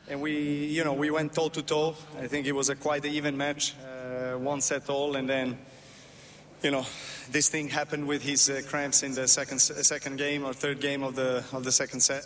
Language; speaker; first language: English; non-native, fluent; Serbian